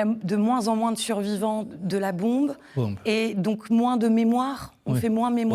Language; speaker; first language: French; native; French